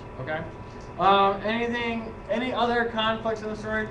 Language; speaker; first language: English; native; English